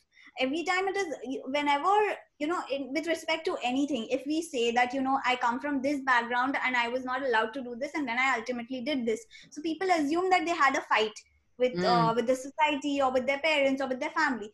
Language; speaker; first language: English; non-native, local second language; Hindi